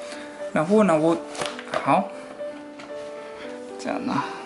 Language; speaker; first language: Chinese; non-native, fluent; Japanese